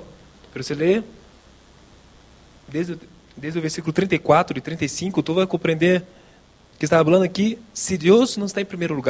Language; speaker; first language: Spanish; non-native, local second language; Portuguese